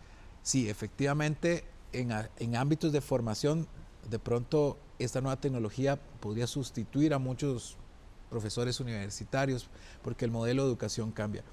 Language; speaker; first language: Spanish; native; Spanish